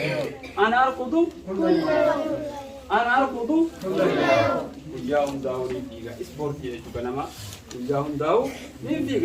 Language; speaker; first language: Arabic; non-native, fluent; Oromo